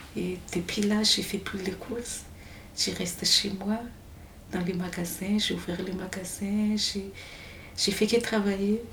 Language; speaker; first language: French; non-native, local second language; Malagasy